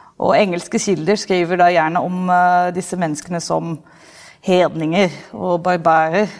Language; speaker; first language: Norwegian; non-native, fluent; Dutch